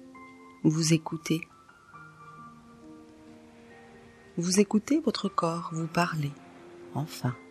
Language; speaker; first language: French; native; French